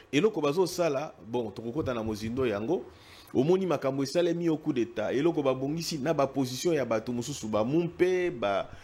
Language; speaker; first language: Lingala; non-native, local second language; Luba-Lulua